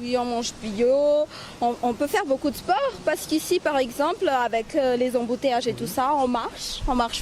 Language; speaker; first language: French; non-native, local second language; Malagasy